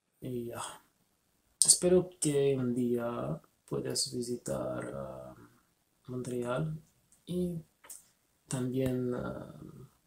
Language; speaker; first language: Spanish; non-native, learner; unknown